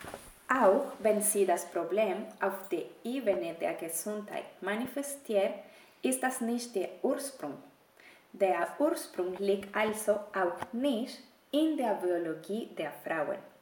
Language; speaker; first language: German; non-native, fluent; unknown